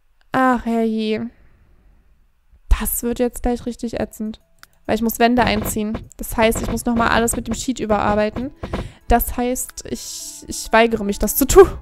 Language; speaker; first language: German; native; German